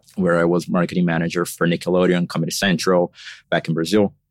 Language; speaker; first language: English; non-native, fluent; Portuguese